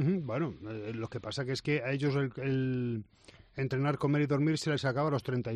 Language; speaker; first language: Spanish; native; Spanish